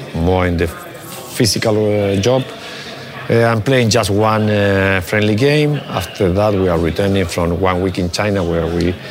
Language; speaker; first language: English; non-native, fluent; Spanish